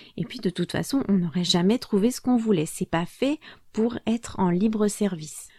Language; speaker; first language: French; native; French